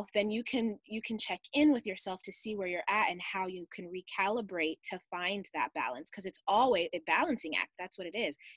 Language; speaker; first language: English; native; English